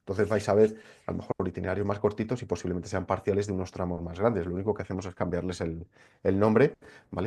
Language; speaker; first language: Spanish; native; Spanish